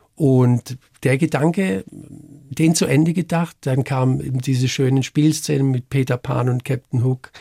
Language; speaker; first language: German; native; German